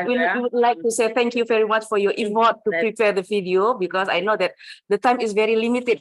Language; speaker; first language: English; non-native, fluent; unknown